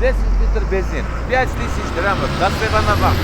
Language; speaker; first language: Russian; non-native, learner; Armenian